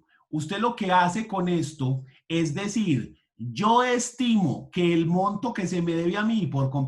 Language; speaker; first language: Spanish; native; Spanish